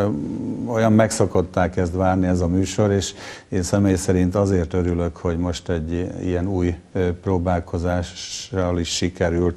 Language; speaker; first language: Hungarian; native; Hungarian